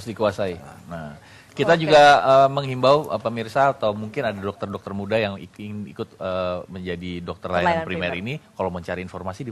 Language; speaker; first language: Indonesian; native; Indonesian